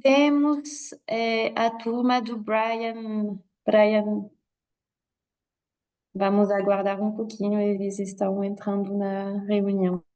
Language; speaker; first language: Portuguese; non-native, fluent; French